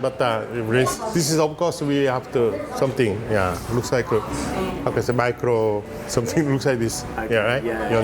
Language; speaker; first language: English; non-native, learner; Korean